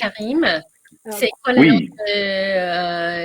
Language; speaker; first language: French; non-native, learner; English